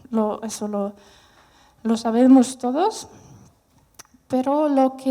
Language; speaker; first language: Spanish; non-native, fluent; Russian